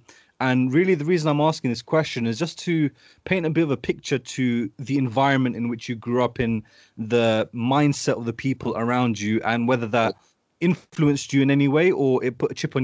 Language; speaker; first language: English; native; English